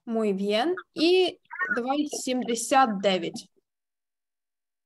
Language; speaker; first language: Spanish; non-native, fluent; Ukrainian